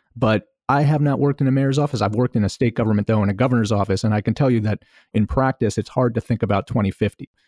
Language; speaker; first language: English; native; English